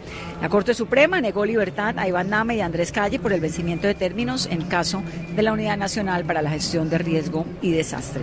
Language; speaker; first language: Spanish; native; Spanish